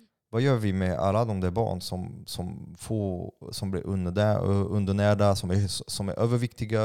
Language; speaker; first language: Swedish; non-native, fluent; French